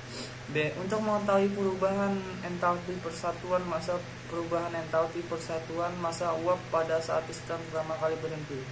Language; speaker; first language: Indonesian; native; Indonesian